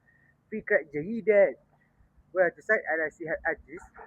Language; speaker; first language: Arabic; non-native, learner; Malay